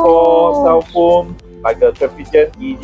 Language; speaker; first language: English; non-native, learner; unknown